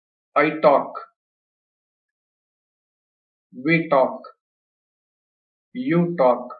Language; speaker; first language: English; non-native, local second language; Kannada